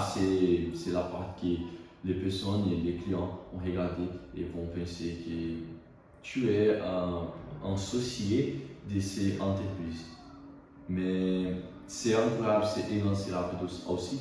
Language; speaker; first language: French; non-native, learner; Portuguese